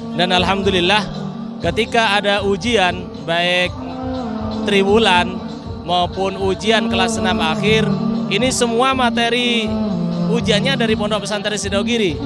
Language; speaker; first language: Indonesian; non-native, local second language; Madurese